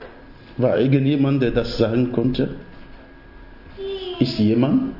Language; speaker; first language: German; non-native, fluent; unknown